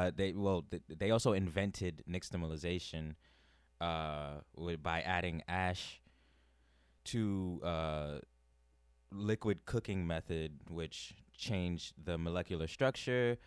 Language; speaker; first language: English; early bilingual, other home language; Spanish